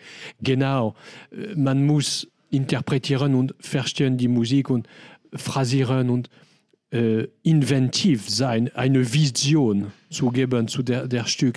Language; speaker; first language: German; non-native, learner; French